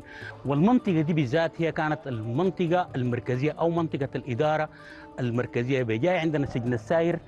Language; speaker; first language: Arabic; native; Arabic